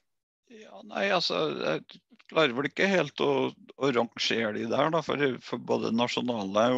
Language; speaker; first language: Norwegian; native; Norwegian